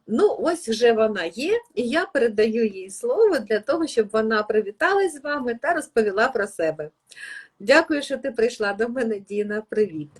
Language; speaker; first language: Ukrainian; native; Ukrainian